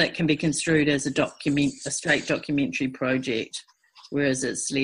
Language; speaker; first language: English; native; English